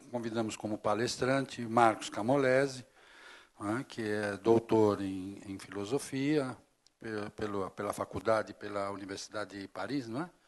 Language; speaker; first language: Portuguese; native; Portuguese